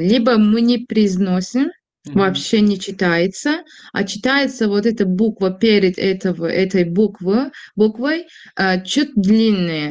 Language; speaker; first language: Russian; non-native, fluent; Turkish